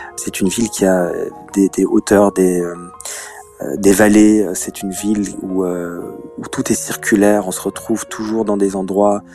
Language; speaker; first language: French; native; French